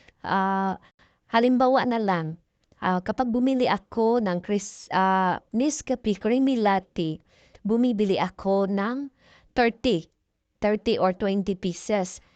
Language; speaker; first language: Filipino; non-native, local second language; Cebuano